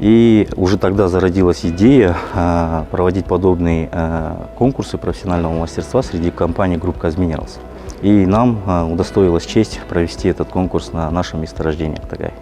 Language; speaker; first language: Russian; native; Russian